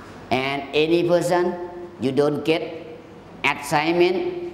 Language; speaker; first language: English; non-native, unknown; Thai